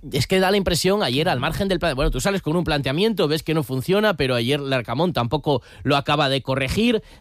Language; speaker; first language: Spanish; native; Spanish